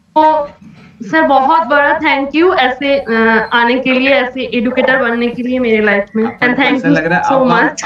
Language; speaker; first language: Hindi; non-native, local second language; Bangla